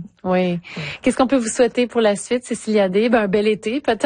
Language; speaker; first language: French; native; French